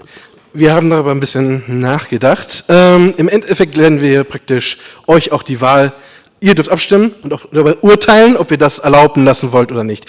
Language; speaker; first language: German; native; German